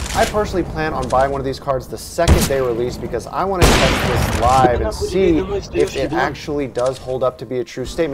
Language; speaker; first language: English; native; English